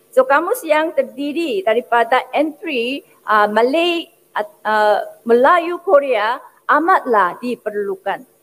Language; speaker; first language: Indonesian; non-native, fluent; Korean